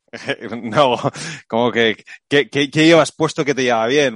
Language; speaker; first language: Spanish; non-native, fluent; English